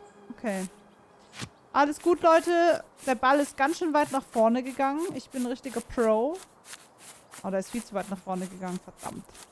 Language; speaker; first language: German; native; German